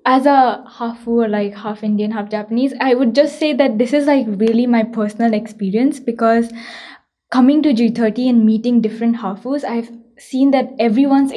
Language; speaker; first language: English; non-native, local second language; Hindi